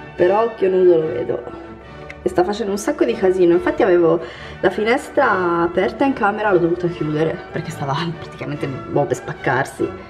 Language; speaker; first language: Italian; native; Italian